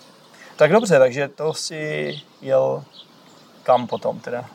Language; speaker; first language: Czech; native; Czech